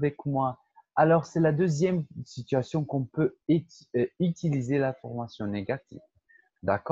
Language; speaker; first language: French; non-native, fluent; Portuguese